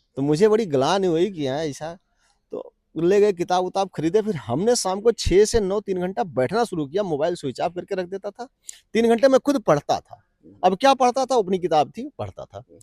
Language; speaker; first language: Hindi; native; Hindi